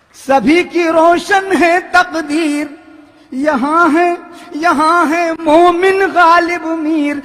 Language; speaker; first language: Urdu; native; Urdu